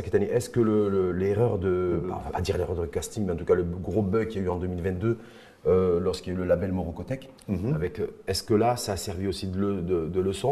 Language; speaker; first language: French; non-native, local second language; Arabic